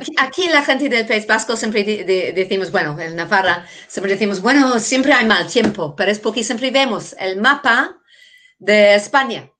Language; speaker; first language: Spanish; non-native, fluent; English